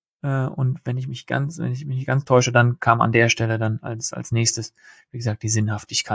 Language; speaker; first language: German; native; German